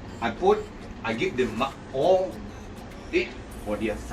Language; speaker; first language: English; non-native, local second language; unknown